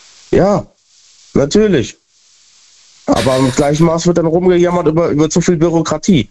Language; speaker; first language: German; native; German